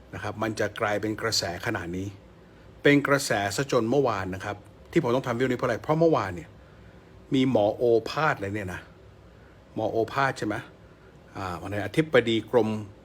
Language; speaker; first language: Thai; native; Thai